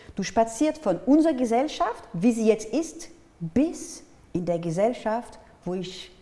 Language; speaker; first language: German; non-native, fluent; French